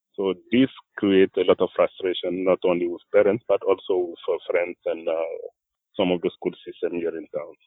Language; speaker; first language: English; non-native, fluent; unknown